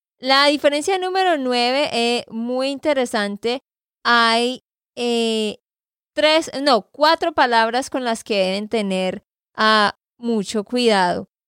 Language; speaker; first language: Spanish; native; Spanish